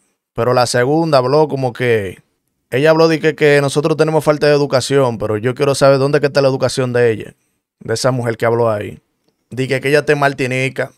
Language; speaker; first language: Spanish; native; Spanish